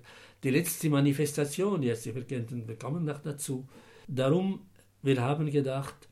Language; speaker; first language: German; non-native, fluent; Arabic